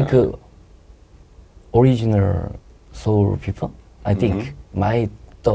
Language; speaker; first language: English; non-native, learner; Korean